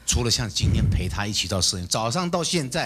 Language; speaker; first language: Chinese; native; Chinese